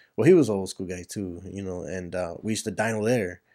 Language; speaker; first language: English; native; English